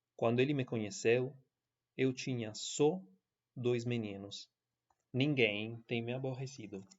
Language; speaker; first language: Portuguese; non-native, fluent; Italian